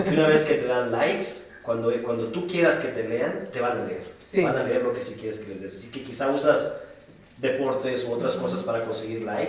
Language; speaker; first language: Spanish; native; Spanish